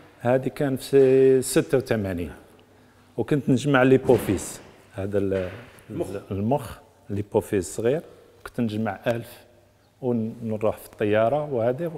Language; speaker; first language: Arabic; native; Arabic